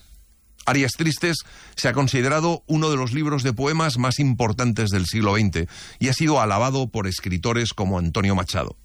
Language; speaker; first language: Spanish; native; Spanish